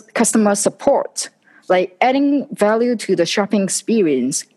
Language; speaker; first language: English; non-native, local second language; Cantonese